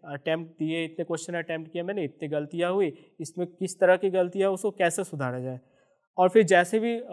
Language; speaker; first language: Hindi; native; Hindi